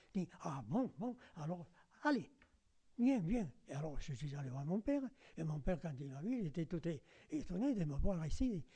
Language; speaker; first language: French; non-native, fluent; Spanish